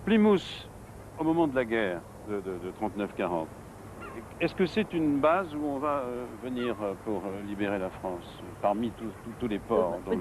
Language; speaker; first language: French; native; French